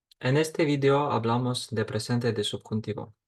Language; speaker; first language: Spanish; non-native, fluent; Ukrainian